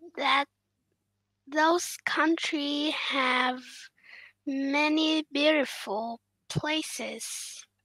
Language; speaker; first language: English; non-native, learner; Vietnamese